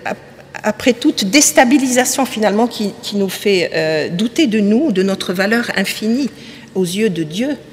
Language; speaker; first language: French; native; French